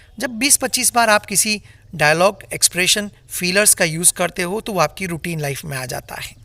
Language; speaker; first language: Hindi; native; Hindi